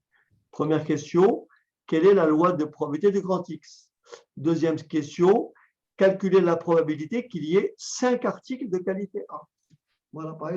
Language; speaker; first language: French; native; French